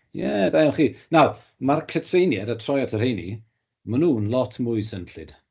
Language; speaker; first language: Welsh; native; Welsh